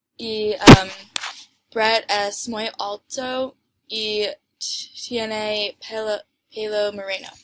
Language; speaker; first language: Spanish; non-native, learner; English